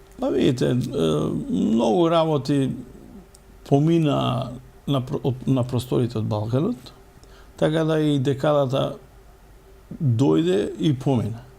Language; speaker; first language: Macedonian; non-native, local second language; Romany